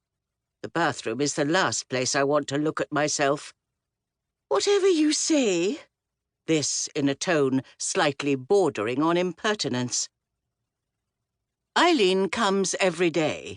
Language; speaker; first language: English; native; English